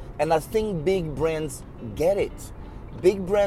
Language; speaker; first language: English; non-native, local second language; French